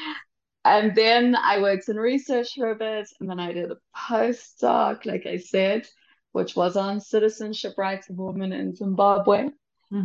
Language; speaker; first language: English; native; English